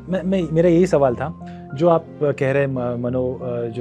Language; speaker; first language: Hindi; native; Hindi